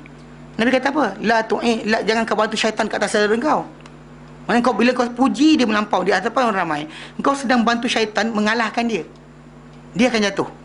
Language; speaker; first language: Malay; native; Malay